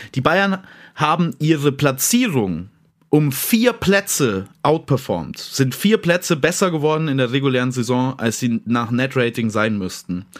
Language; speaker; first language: German; native; German